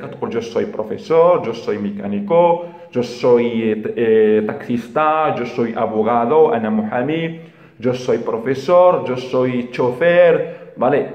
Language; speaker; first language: Spanish; non-native, fluent; Arabic